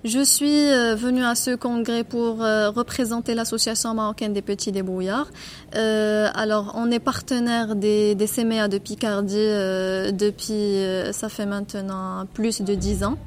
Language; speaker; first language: French; non-native, local second language; Arabic